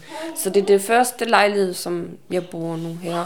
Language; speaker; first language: Danish; non-native, learner; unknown